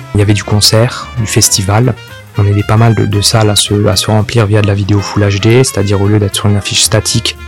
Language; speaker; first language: French; native; French